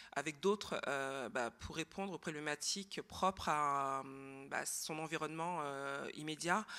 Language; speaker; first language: French; native; French